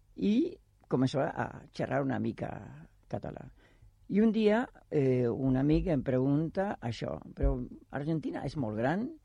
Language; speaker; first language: Catalan; non-native, fluent; Spanish